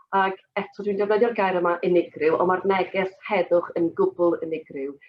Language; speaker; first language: Welsh; native; Welsh